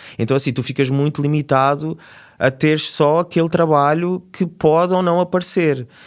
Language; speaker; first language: Portuguese; native; Portuguese